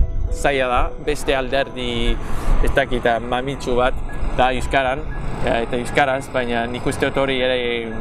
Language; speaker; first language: Basque; non-native, fluent; English